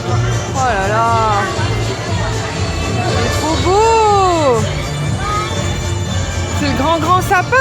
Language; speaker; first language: French; native; French